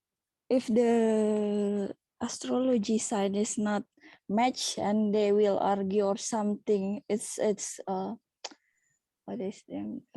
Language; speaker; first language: English; non-native, learner; Indonesian